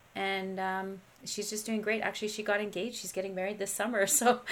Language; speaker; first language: English; non-native, fluent; French